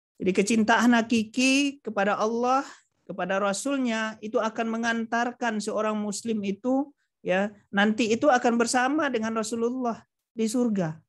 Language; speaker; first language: Indonesian; non-native, local second language; Minangkabau